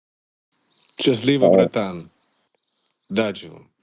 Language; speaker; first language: Russian; non-native, learner; Igbo